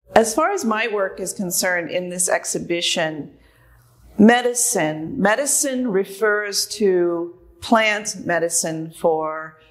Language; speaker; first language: English; native; English